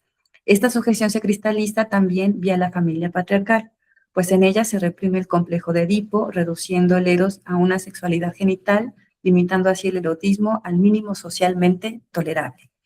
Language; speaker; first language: Spanish; native; Spanish